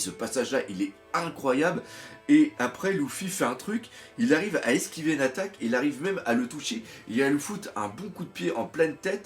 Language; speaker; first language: French; native; French